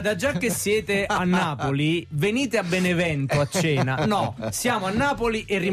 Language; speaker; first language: Italian; native; Italian